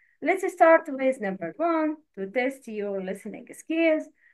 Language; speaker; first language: English; non-native, learner; Arabic